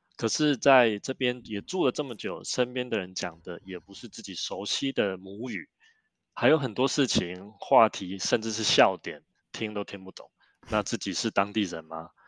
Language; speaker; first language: Chinese; non-native, local second language; Min Nan Chinese